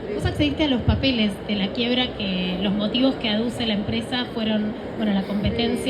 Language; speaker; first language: Spanish; native; Spanish